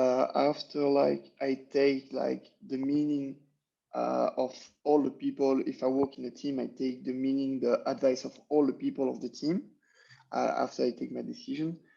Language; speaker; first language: English; non-native, learner; French